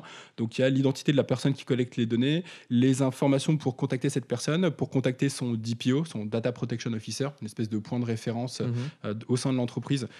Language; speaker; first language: French; native; French